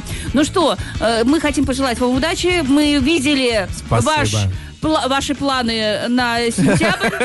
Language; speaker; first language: Russian; native; Russian